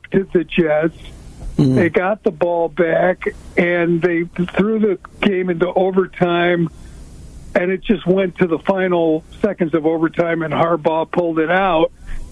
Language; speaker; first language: English; native; English